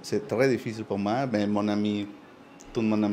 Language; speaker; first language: French; non-native, learner; Spanish